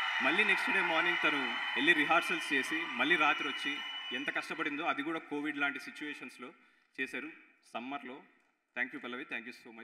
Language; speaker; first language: Telugu; native; Telugu